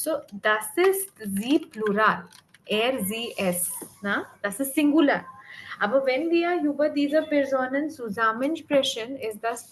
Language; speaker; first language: German; non-native, learner; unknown